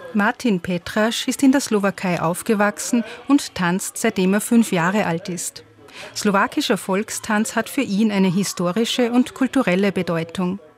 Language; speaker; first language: German; native; German